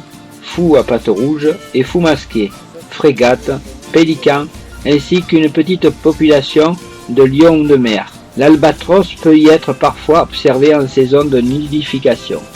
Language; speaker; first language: French; native; French